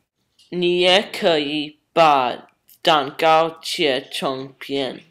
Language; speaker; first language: Chinese; non-native, learner; English